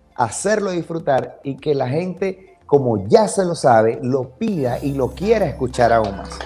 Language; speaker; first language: Spanish; native; Spanish